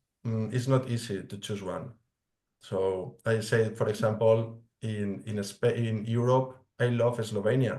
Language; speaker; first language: English; non-native, fluent; Spanish